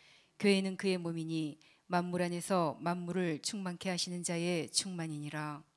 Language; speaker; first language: Korean; native; Korean